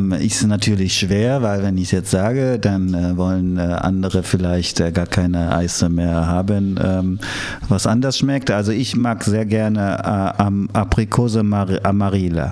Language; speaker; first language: German; early bilingual, other home language; Italian